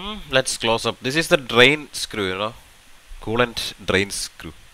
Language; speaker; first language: English; non-native, local second language; Malayalam